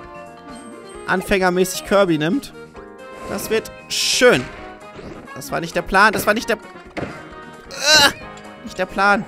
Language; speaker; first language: German; native; German